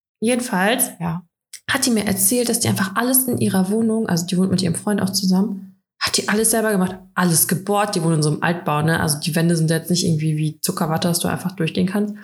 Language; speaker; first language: German; early bilingual, other home language; Russian